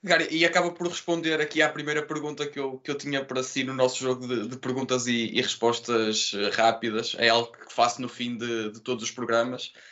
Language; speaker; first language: Portuguese; native; Portuguese